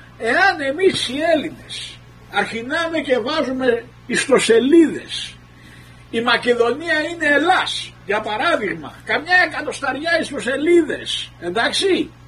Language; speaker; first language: Greek; early bilingual, heritage; Greek